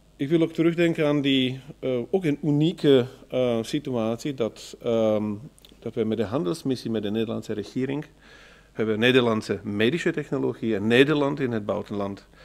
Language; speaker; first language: Dutch; non-native, fluent; German